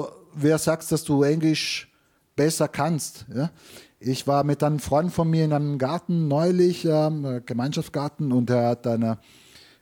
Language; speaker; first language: German; non-native, fluent; Italian